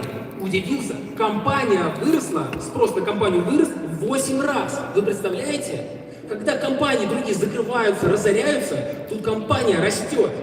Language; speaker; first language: Russian; native; Russian